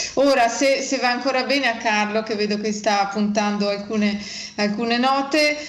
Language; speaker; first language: Italian; native; Italian